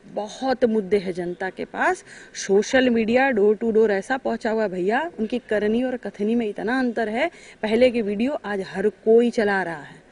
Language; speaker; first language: Hindi; native; Hindi